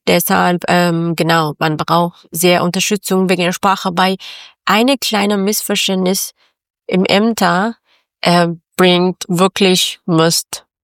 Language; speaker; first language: German; non-native, learner; Persian